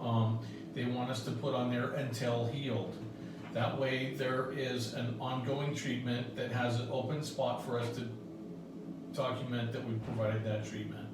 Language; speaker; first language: English; native; English